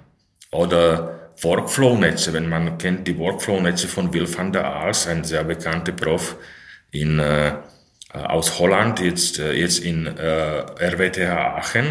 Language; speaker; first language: German; non-native, fluent; Slovak